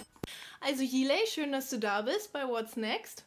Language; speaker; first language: German; native; German